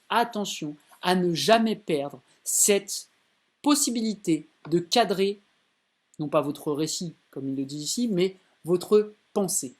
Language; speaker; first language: French; native; French